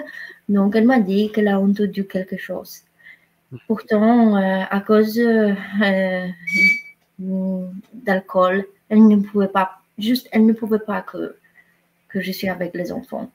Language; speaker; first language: French; non-native, fluent; Polish